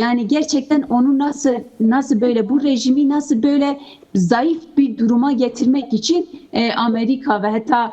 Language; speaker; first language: Turkish; non-native, fluent; Kurdish